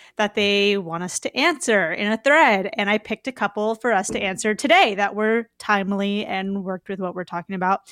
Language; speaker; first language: English; native; English